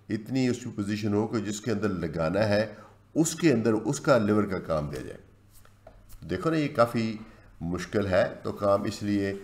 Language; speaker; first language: Urdu; native; Urdu